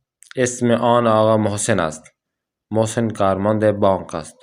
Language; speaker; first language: Persian; non-native, fluent; Urdu